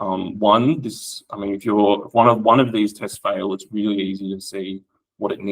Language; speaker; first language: English; native; English